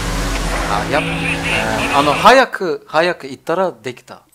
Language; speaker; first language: Japanese; non-native, learner; German